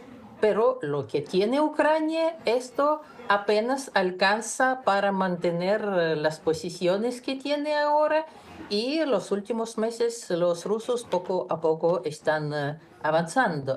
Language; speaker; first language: Spanish; non-native, fluent; Russian